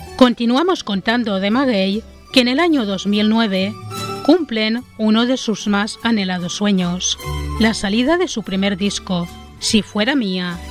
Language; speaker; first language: Spanish; native; Spanish